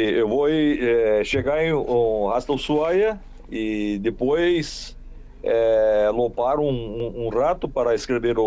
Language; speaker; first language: Spanish; non-native, learner; Portuguese